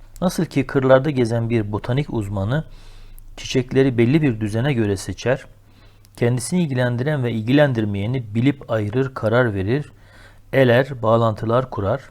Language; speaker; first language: Turkish; native; Turkish